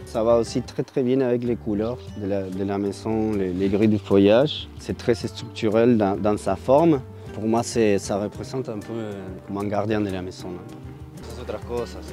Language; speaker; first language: French; non-native, fluent; Spanish